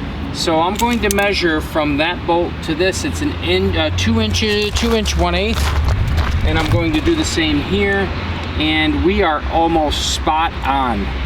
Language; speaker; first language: English; native; English